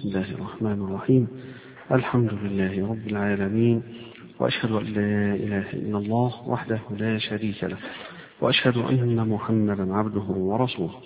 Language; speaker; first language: Arabic; native; Arabic